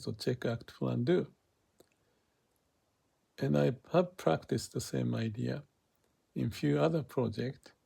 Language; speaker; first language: English; non-native, fluent; Japanese